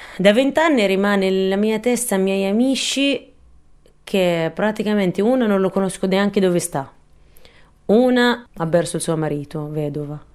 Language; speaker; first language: Italian; non-native, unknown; Arabic